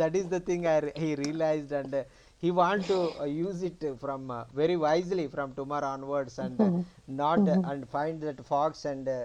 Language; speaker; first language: English; non-native, local second language; Telugu